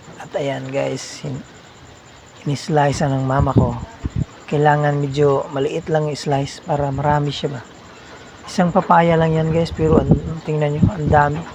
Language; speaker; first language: Filipino; non-native, local second language; Cebuano